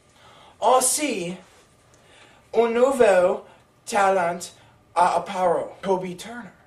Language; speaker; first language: French; non-native, learner; English